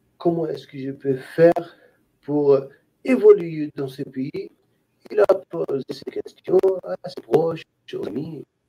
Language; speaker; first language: French; non-native, local second language; Haitian Creole